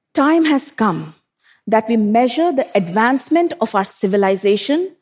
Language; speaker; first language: English; non-native, local second language; Hindi